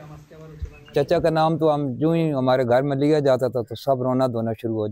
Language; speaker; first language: Hindi; non-native, local second language; Punjabi